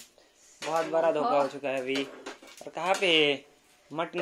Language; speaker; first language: Hindi; non-native, local second language; Assamese